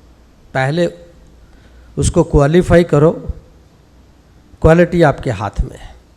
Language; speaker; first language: Hindi; native; Hindi